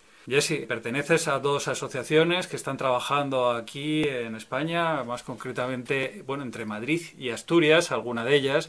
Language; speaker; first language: Spanish; native; Spanish